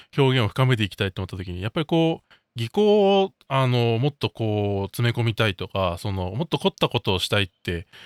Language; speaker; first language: Japanese; native; Japanese